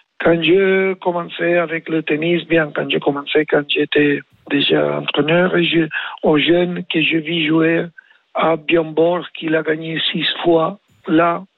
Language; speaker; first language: French; non-native, learner; Spanish